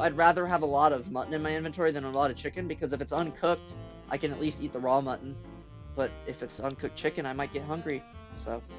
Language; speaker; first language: English; native; English